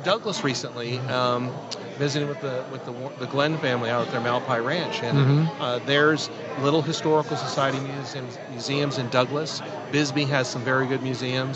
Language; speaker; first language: English; native; English